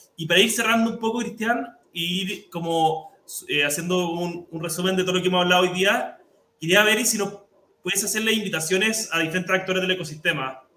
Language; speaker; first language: Spanish; native; Spanish